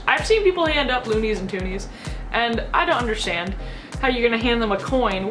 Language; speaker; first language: English; native; English